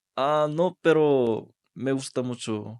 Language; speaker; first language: Spanish; non-native, learner; Korean